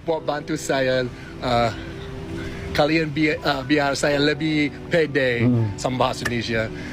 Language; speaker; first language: Indonesian; non-native, fluent; English